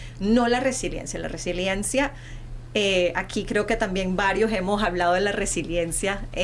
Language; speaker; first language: Spanish; early bilingual, heritage; Spanish